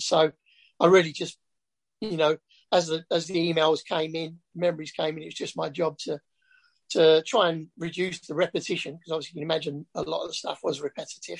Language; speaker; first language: English; native; English